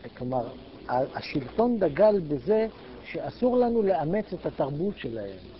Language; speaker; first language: Hebrew; native; Hebrew